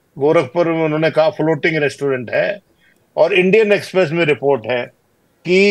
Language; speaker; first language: Hindi; native; Hindi